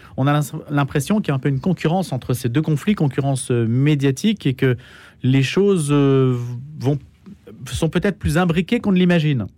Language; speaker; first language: French; native; French